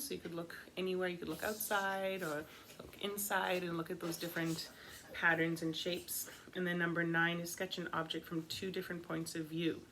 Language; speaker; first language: English; native; English